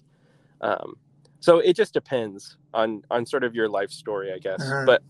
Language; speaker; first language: English; native; English